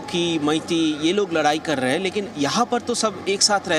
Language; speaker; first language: Hindi; native; Hindi